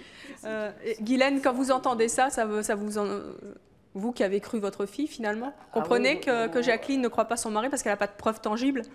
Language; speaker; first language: French; native; French